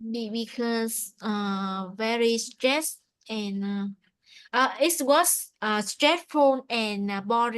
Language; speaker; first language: English; non-native, learner; Vietnamese